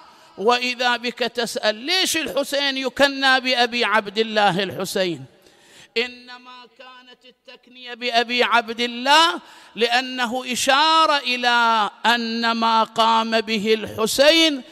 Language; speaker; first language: Arabic; native; Arabic